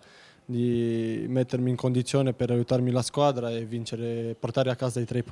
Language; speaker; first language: Italian; non-native, fluent; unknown